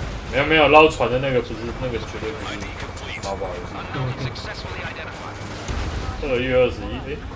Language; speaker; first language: Chinese; native; Chinese